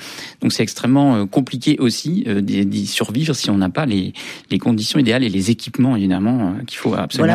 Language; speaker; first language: French; native; French